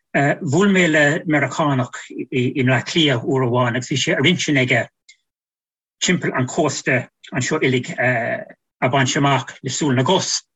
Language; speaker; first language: Irish; native; Irish